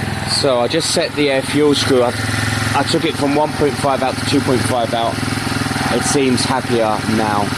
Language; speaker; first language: English; native; English